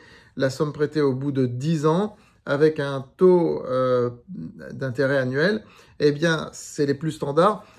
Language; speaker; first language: French; native; French